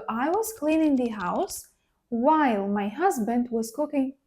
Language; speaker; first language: English; non-native, fluent; Ukrainian